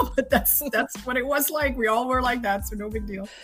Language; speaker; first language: English; non-native, fluent; Dutch